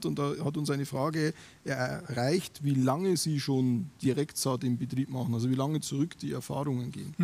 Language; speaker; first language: German; native; German